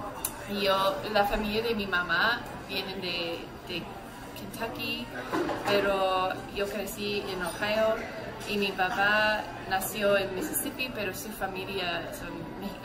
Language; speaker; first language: Spanish; early bilingual, heritage; English